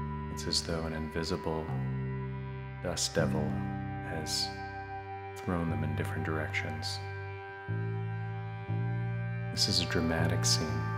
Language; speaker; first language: English; native; English